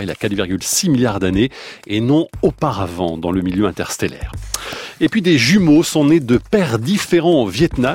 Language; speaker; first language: French; native; French